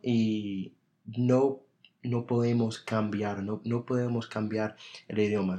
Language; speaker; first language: Spanish; non-native, fluent; English